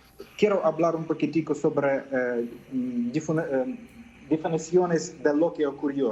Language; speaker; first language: Spanish; non-native, fluent; Ukrainian